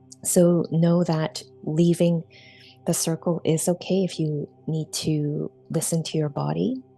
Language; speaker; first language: English; native; English